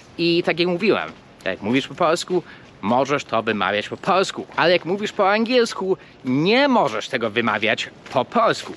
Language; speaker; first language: Polish; non-native, fluent; English